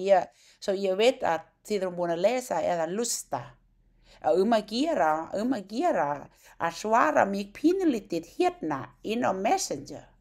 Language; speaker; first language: Icelandic; non-native, learner; Thai